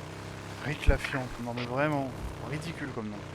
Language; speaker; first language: French; native; French